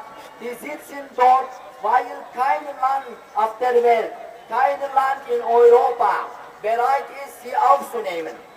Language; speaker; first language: German; non-native, fluent; Uyghur